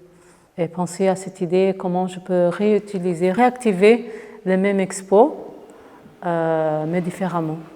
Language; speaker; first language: French; non-native, fluent; Portuguese